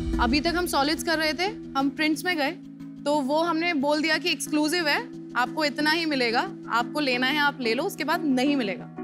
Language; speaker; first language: Hindi; native; Hindi